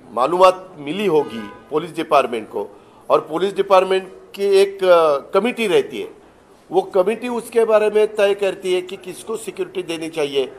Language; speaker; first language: Hindi; non-native, local second language; Marathi